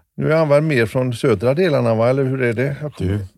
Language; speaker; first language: Swedish; native; Swedish